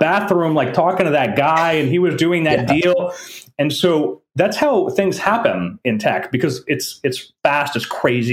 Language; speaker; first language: English; non-native, fluent; French